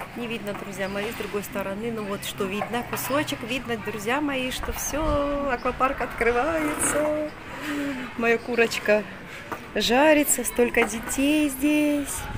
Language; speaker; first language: Russian; native; Russian